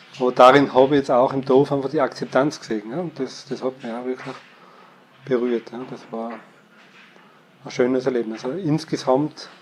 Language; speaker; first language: German; native; German